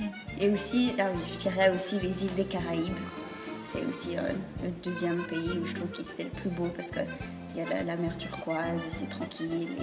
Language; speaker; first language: French; early bilingual, heritage; French